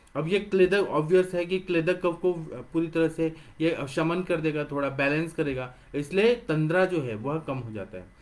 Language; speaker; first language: Hindi; non-native, local second language; Marathi